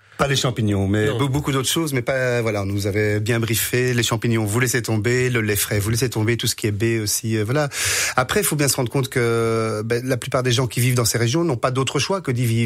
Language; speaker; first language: French; native; French